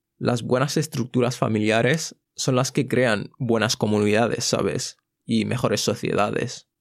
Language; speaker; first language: Spanish; early bilingual, other home language; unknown